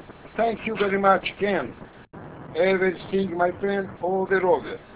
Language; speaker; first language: English; non-native, learner; Portuguese